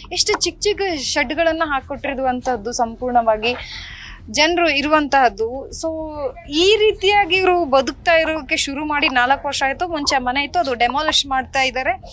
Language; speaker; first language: Kannada; native; Kannada